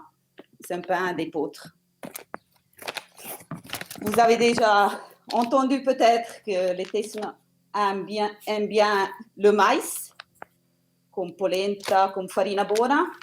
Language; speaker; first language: French; non-native, local second language; Italian